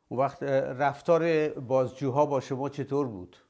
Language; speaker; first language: Persian; native; Persian